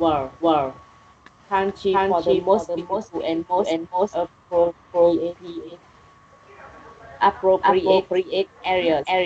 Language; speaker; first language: English; non-native, learner; Vietnamese